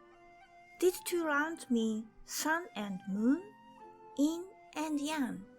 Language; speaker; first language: English; non-native, fluent; Japanese